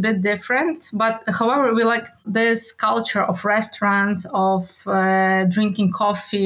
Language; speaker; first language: English; non-native, fluent; Ukrainian